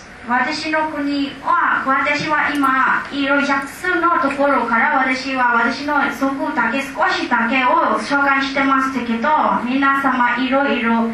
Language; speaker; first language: Japanese; non-native, learner; Burmese